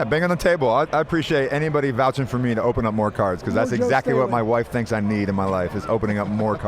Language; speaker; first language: English; native; English